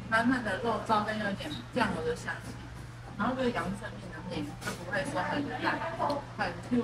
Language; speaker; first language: Chinese; native; Chinese